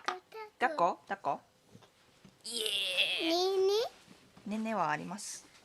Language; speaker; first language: Japanese; native; Japanese